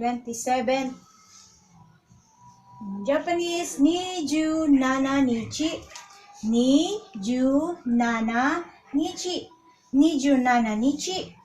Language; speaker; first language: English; non-native, local second language; Filipino